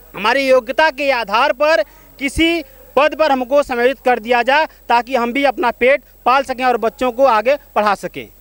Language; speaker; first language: Hindi; native; Hindi